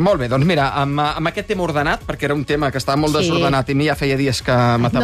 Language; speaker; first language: Catalan; native; Catalan